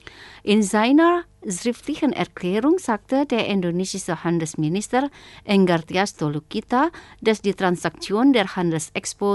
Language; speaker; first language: German; non-native, fluent; Indonesian